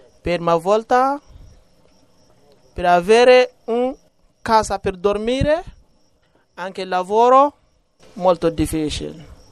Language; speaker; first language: Italian; non-native, learner; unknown